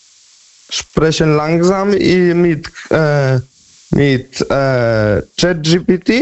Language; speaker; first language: German; non-native, learner; Polish